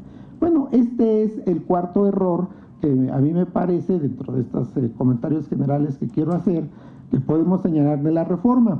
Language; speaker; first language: Spanish; native; Spanish